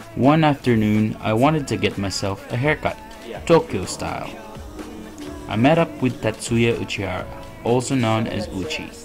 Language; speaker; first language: English; non-native, local second language; Filipino